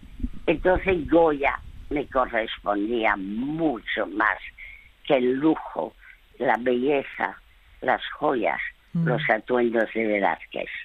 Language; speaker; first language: Spanish; early bilingual, other home language; French